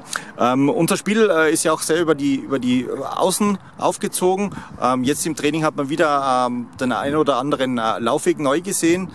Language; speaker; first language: German; native; German